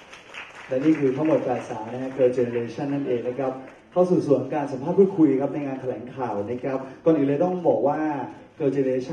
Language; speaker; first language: Thai; native; Thai